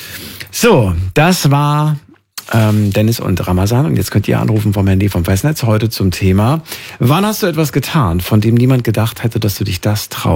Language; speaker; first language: German; native; German